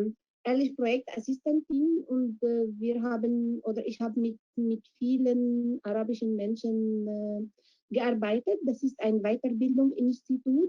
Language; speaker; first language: German; non-native, fluent; Arabic